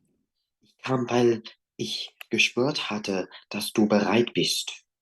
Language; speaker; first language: German; non-native, learner; English